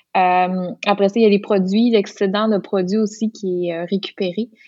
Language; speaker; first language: French; native; French